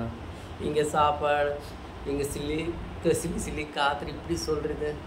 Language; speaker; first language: Tamil; non-native, fluent; Hindi